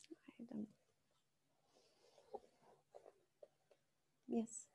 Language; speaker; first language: English; non-native, learner; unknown